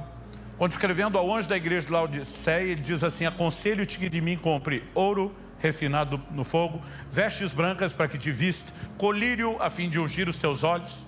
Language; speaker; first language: Portuguese; native; Portuguese